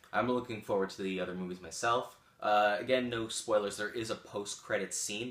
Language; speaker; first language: English; native; English